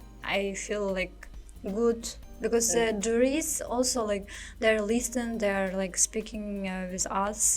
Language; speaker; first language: English; non-native, learner; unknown